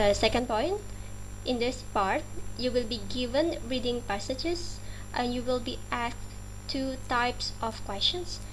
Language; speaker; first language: English; non-native, fluent; Indonesian